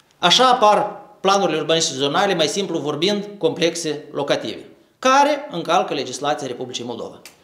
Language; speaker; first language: Romanian; native; Romanian